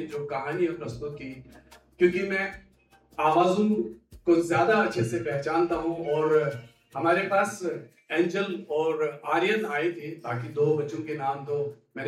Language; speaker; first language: Hindi; native; Hindi